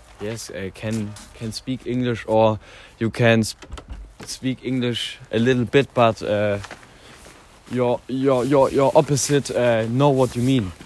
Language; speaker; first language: English; non-native, learner; German